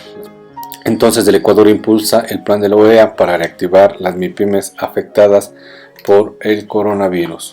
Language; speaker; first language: Spanish; native; Spanish